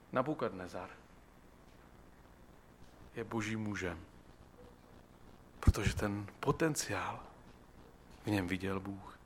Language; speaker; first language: Czech; native; Czech